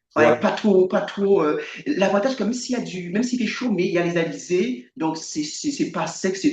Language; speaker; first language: French; native; French